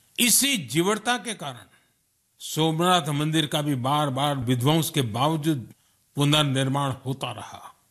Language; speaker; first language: Hindi; non-native, local second language; Gujarati